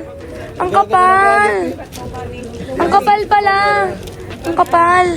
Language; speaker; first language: Filipino; native; Filipino